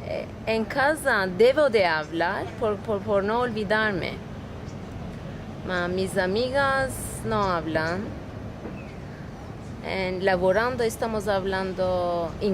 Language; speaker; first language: Spanish; early bilingual, heritage; Ladino